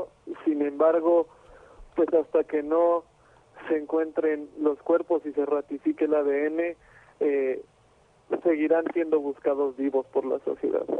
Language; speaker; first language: Spanish; native; Spanish